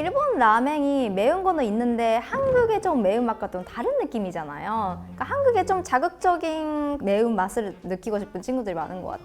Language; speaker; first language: Korean; non-native, fluent; Japanese